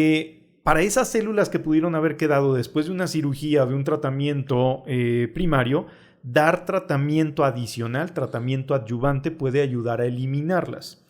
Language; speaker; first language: Spanish; native; Spanish